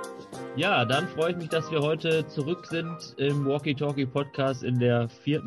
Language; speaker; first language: German; native; German